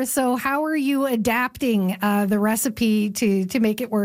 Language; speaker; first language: English; native; English